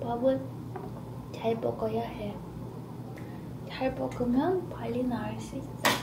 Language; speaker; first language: Korean; non-native, learner; Ukrainian